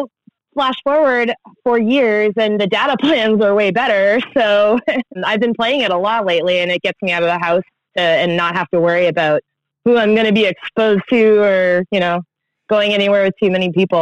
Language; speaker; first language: English; native; English